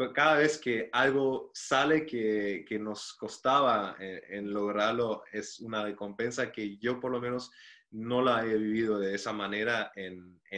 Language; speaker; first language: Spanish; non-native, fluent; German